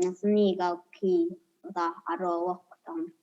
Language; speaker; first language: Welsh; native; Welsh